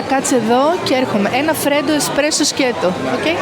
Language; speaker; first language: Greek; native; Greek